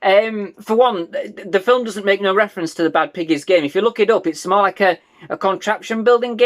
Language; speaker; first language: English; native; English